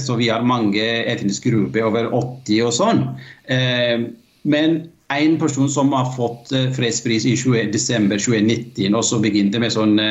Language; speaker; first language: Norwegian; non-native, fluent; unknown